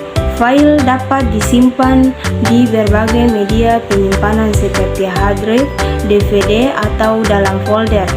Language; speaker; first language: Indonesian; native; Indonesian